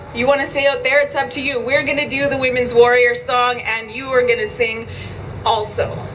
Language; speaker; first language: English; native; English